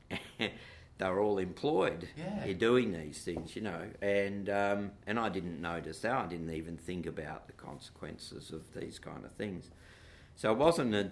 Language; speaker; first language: English; native; English